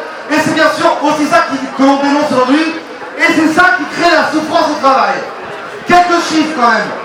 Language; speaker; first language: French; native; French